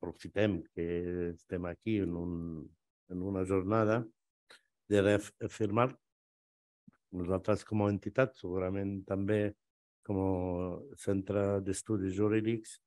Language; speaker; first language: Catalan; non-native, fluent; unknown